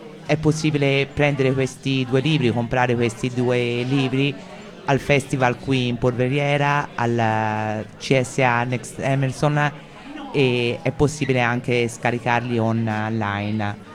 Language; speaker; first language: Italian; native; Italian